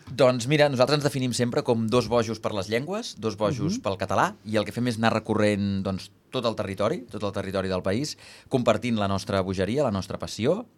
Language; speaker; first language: Catalan; native; Catalan